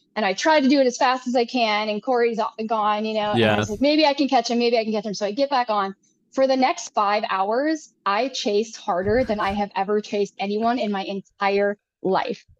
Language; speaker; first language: English; native; English